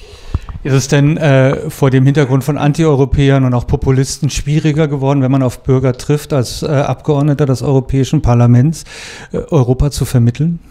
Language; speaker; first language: German; native; German